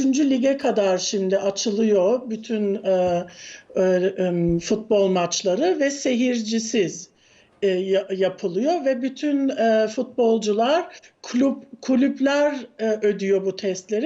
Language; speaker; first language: Turkish; early bilingual, heritage; Turkish